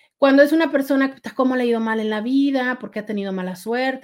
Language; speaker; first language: Spanish; native; Spanish